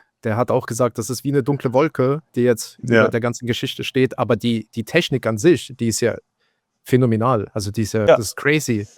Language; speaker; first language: German; native; German